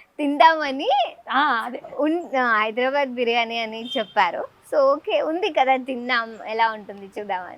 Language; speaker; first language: Telugu; non-native, learner; Kannada